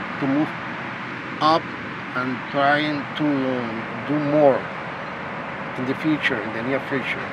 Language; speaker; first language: English; non-native, fluent; Spanish